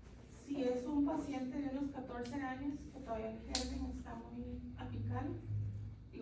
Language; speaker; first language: Spanish; native; Spanish